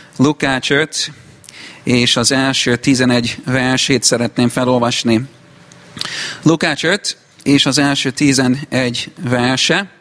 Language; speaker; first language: Hungarian; non-native, fluent; English